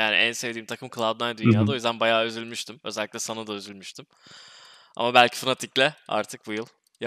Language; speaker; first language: Turkish; native; Turkish